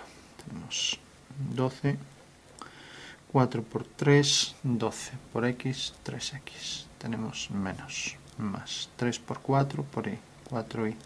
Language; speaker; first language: Spanish; native; Spanish